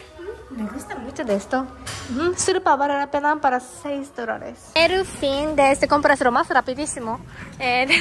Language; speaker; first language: Spanish; non-native, learner; Japanese